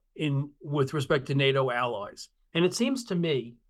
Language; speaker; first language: English; native; English